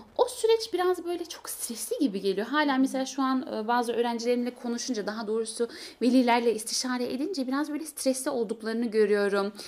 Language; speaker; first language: Turkish; early bilingual, heritage; Turkish